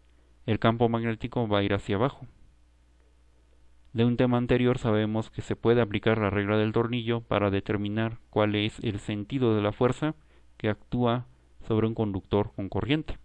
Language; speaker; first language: Spanish; native; Spanish